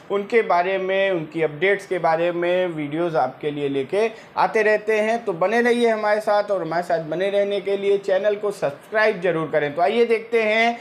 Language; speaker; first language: Hindi; native; Hindi